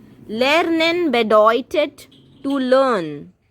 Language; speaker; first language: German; non-native, fluent; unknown